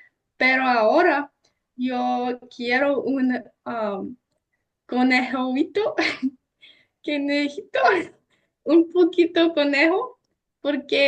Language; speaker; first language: Spanish; non-native, learner; English